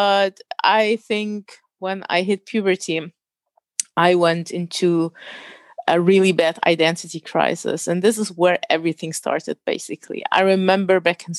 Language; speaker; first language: English; non-native, fluent; German